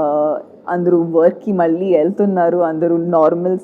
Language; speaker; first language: Telugu; non-native, fluent; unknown